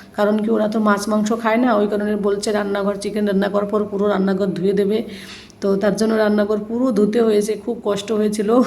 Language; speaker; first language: Bangla; native; Bangla